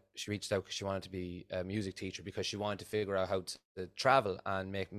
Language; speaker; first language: English; native; English